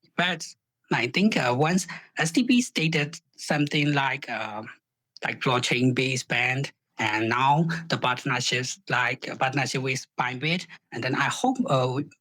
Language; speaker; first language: English; non-native, fluent; Burmese